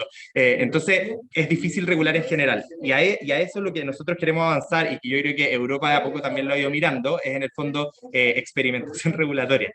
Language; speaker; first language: Spanish; native; Spanish